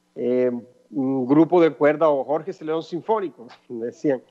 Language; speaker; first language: Spanish; native; Spanish